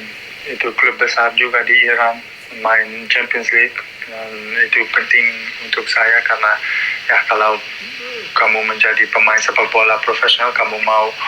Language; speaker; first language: Indonesian; non-native, learner; Dutch